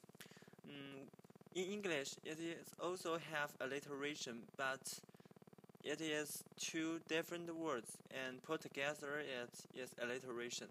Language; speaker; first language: English; non-native, learner; Chinese